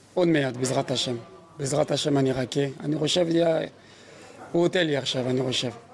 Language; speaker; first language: Hebrew; non-native, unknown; French